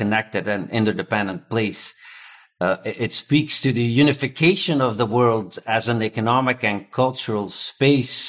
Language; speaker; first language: English; non-native, fluent; Dutch